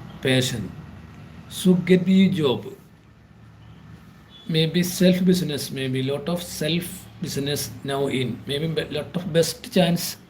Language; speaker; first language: English; non-native, learner; Malayalam